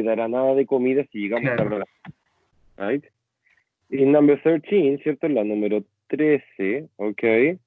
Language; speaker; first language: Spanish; native; Spanish